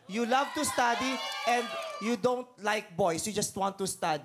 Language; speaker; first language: English; non-native, local second language; Filipino